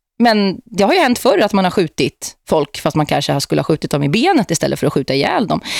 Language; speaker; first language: Swedish; native; Swedish